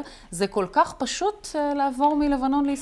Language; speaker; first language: Hebrew; native; Hebrew